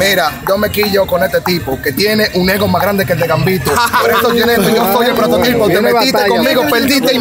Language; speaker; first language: Spanish; native; Spanish